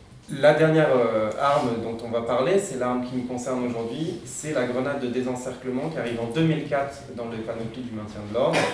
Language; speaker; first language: French; native; French